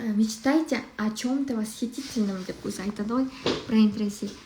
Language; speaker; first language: Russian; non-native, local second language; Kazakh